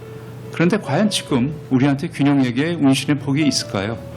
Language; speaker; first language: Korean; native; Korean